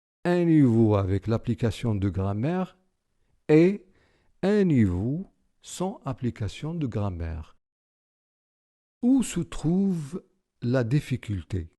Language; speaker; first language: French; non-native, local second language; Arabic